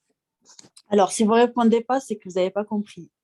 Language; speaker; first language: French; non-native, local second language; Arabic